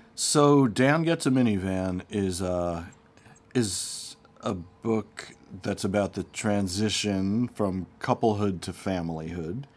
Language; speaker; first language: English; native; English